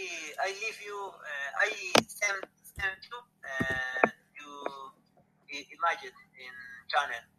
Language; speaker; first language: English; non-native, learner; Spanish